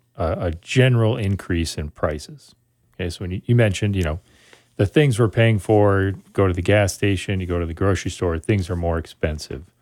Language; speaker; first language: English; native; English